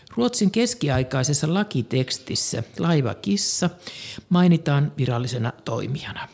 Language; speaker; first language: Finnish; native; Finnish